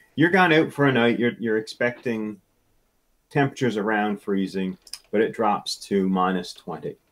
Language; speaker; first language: English; native; English